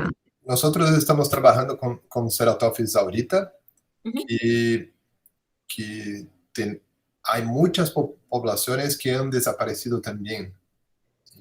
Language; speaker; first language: Spanish; non-native, fluent; Portuguese